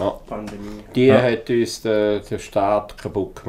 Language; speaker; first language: German; native; German